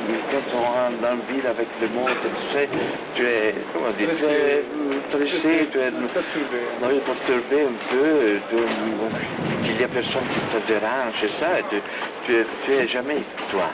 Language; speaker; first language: French; non-native, fluent; Italian